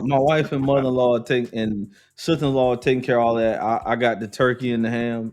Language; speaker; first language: English; native; English